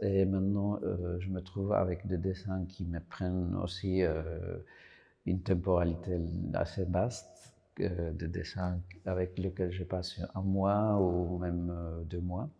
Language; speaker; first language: French; non-native, fluent; Spanish